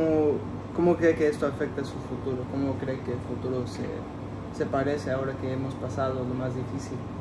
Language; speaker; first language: Spanish; early bilingual, heritage; Spanish